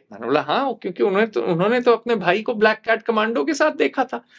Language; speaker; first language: Hindi; native; Hindi